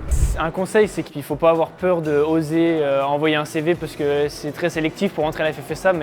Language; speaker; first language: French; native; French